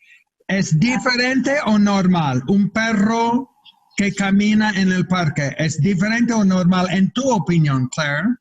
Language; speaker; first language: Spanish; non-native, fluent; English